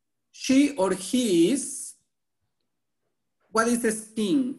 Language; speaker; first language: English; non-native, fluent; Spanish